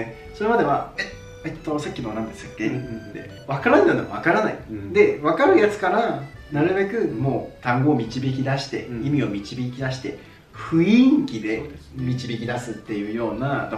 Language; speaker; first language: Japanese; native; Japanese